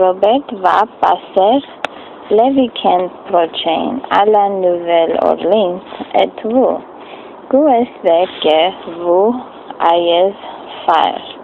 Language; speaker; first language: French; non-native, learner; English